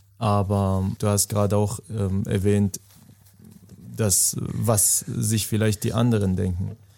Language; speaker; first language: German; non-native, fluent; Persian